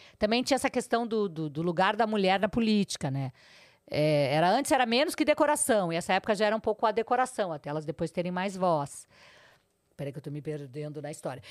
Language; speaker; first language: Portuguese; native; Portuguese